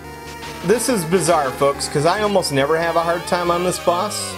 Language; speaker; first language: English; native; English